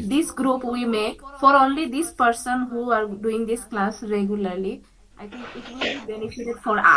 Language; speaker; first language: English; non-native, fluent; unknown